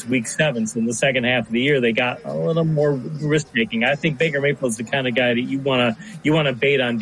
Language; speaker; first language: English; native; English